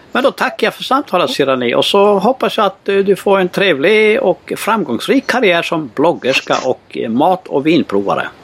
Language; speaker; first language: Swedish; native; Swedish